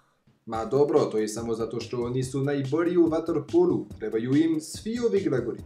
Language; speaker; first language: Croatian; non-native, fluent; French